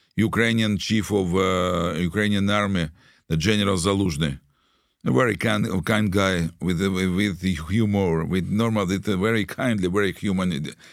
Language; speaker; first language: English; non-native, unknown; Russian